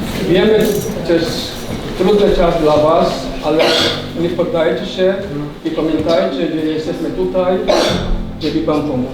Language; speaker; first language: Polish; non-native, fluent; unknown